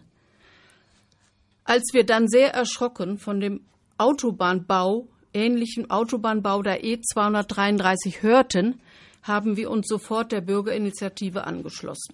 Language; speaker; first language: German; native; German